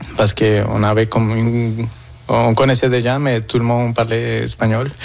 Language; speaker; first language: French; non-native, fluent; Spanish